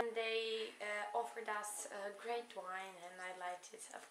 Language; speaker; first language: English; non-native, fluent; Czech